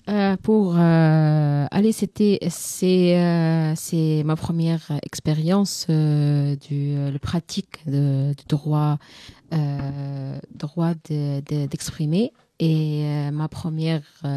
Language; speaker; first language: French; non-native, learner; Arabic